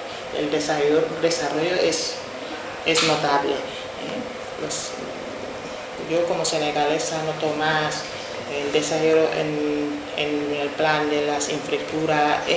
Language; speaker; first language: Spanish; non-native, fluent; Wolof